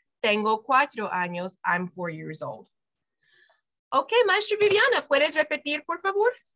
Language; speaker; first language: Spanish; non-native, fluent; English